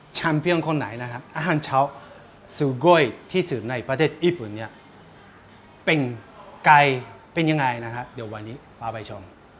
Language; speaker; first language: Thai; non-native, fluent; Japanese